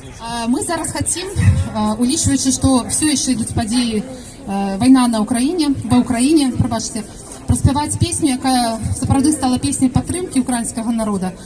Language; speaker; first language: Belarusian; non-native, local second language; Russian